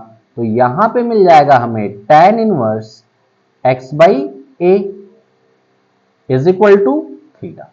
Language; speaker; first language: Hindi; native; Hindi